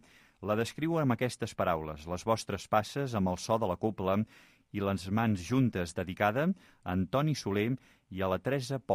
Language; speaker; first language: Catalan; native; Catalan